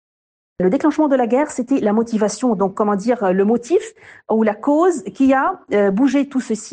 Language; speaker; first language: French; non-native, local second language; Arabic